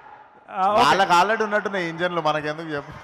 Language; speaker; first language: Telugu; native; Telugu